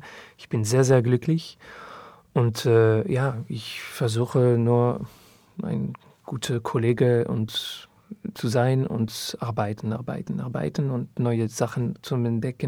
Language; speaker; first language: German; non-native, learner; French